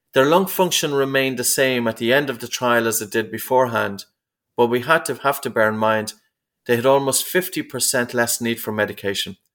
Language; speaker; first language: English; native; English